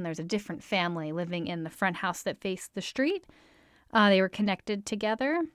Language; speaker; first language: English; native; English